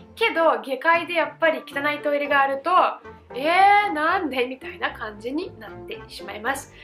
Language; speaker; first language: Japanese; non-native, fluent; Russian